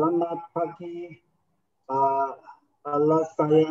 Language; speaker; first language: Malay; non-native, learner; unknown